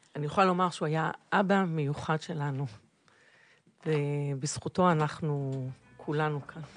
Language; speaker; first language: Hebrew; native; Hebrew